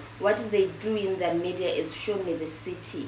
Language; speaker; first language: English; non-native, local second language; Southern Sotho